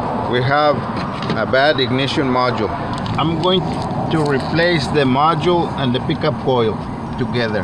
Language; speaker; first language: English; non-native, fluent; Spanish